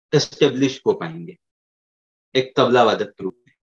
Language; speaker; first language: Hindi; native; Hindi